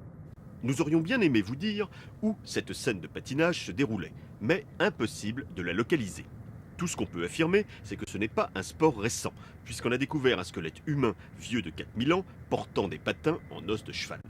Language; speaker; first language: French; native; French